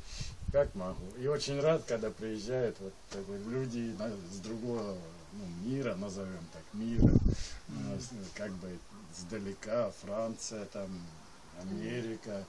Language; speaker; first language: Russian; native; Russian